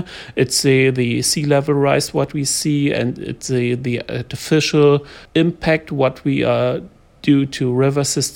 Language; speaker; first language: English; non-native, fluent; German